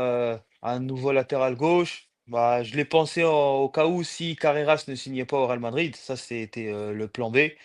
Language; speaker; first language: French; native; French